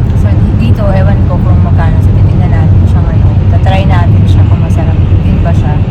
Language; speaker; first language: Filipino; native; Filipino